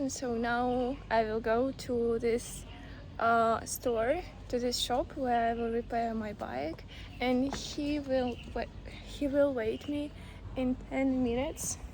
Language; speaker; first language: English; non-native, learner; Russian